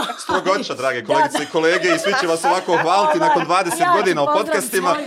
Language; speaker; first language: Bosnian; native; Bosnian